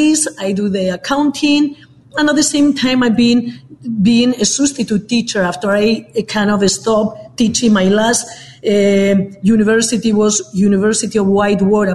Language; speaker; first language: English; non-native, fluent; Spanish